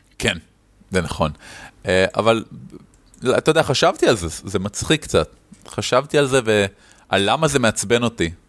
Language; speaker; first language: Hebrew; native; Hebrew